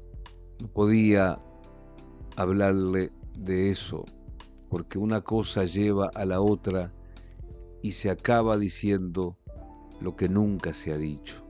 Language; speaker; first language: Spanish; native; Spanish